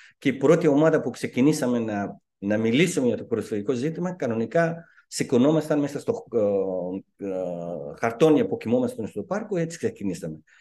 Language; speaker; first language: Greek; non-native, fluent; Persian